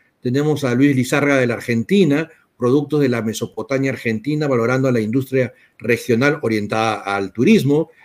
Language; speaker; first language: Spanish; native; Spanish